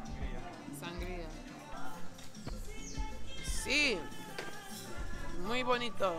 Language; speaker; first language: Spanish; non-native, learner; English